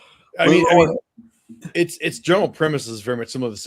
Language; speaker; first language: English; native; English